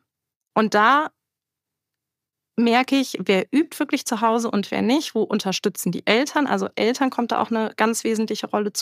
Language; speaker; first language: German; native; German